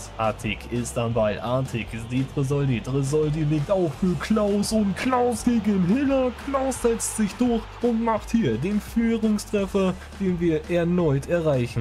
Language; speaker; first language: German; native; German